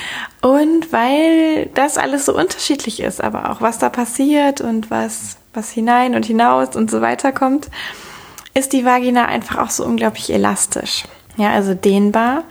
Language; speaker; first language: German; native; German